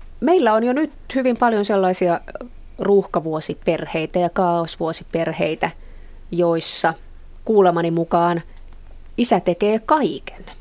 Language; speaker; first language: Finnish; native; Finnish